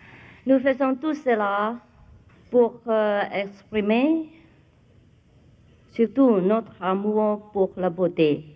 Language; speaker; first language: French; non-native, fluent; Vietnamese